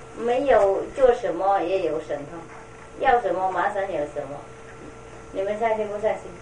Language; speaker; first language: Chinese; non-native, fluent; Vietnamese